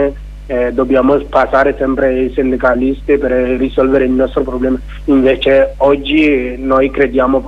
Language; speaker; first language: Italian; non-native, learner; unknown